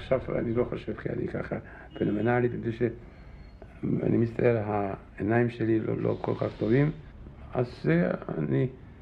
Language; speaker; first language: Hebrew; non-native, fluent; Czech